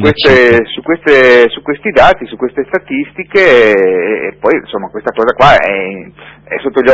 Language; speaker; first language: Italian; native; Italian